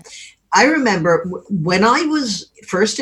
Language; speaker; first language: English; native; English